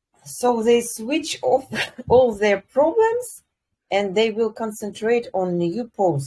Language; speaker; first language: English; non-native, fluent; Russian